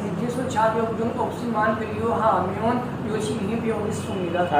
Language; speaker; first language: Korean; non-native, learner; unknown